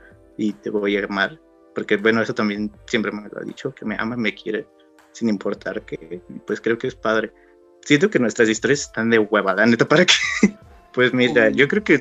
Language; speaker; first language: Spanish; native; Spanish